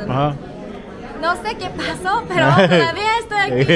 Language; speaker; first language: Spanish; non-native, learner; Japanese